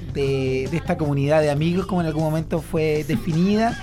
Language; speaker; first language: Spanish; native; Spanish